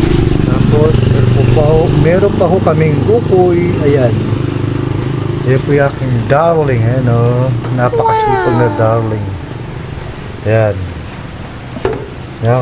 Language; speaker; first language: Filipino; native; Filipino